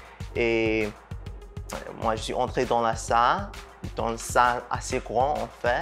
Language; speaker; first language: French; non-native, fluent; Burmese